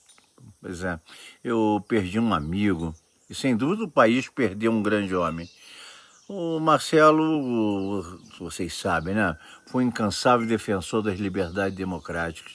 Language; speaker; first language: Portuguese; native; Portuguese